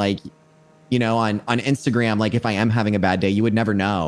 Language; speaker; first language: English; non-native, fluent; French